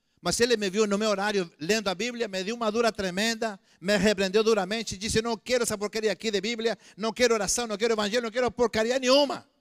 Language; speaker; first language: Portuguese; non-native, fluent; Spanish